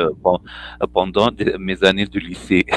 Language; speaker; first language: French; non-native, fluent; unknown